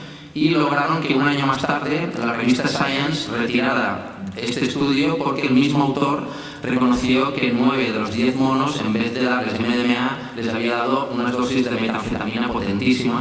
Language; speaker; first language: Spanish; native; Spanish